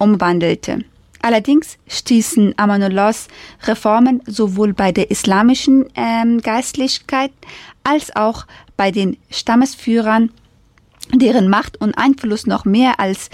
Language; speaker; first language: German; non-native, fluent; Persian